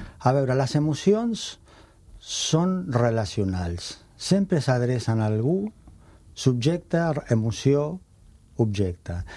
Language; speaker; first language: Catalan; non-native, fluent; Spanish